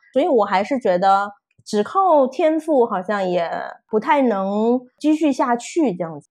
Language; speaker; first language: Chinese; non-native, fluent; Min Nan Chinese